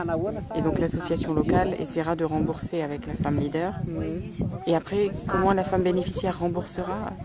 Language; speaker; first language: French; native; French